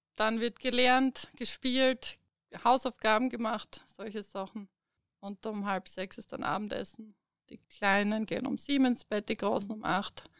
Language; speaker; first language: German; native; German